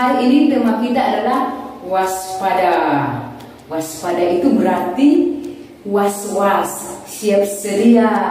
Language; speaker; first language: Indonesian; native; Indonesian